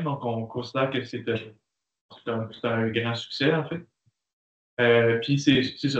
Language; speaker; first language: French; native; French